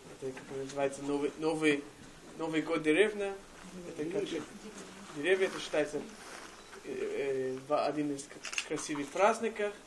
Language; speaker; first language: Russian; non-native, learner; English